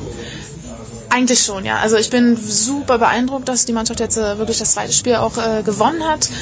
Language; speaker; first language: German; native; German